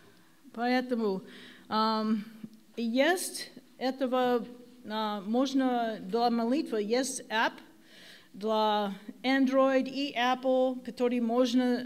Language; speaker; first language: Russian; non-native, learner; English